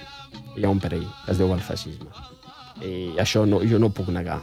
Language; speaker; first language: Catalan; non-native, fluent; Riffian